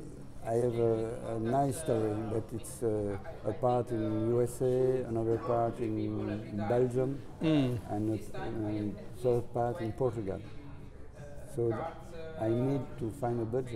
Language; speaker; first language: English; non-native, learner; French